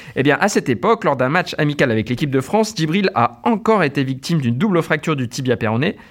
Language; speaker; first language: French; native; French